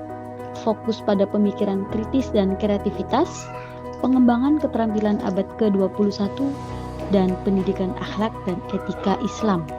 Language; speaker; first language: Indonesian; native; Indonesian